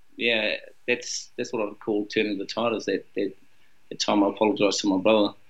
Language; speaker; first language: English; native; English